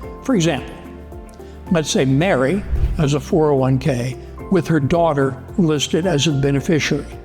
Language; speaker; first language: English; native; English